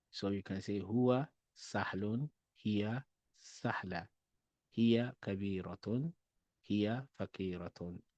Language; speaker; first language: Arabic; non-native, fluent; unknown